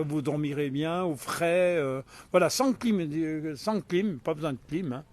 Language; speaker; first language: French; native; French